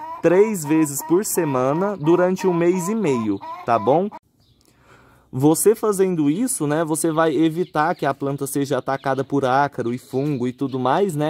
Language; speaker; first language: Portuguese; native; Portuguese